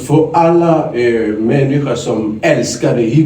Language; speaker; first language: Swedish; non-native, fluent; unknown